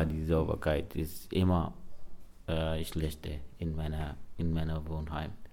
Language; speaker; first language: German; non-native, learner; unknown